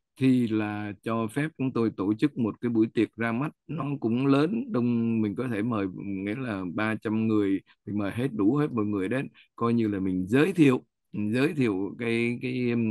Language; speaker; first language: Vietnamese; native; Vietnamese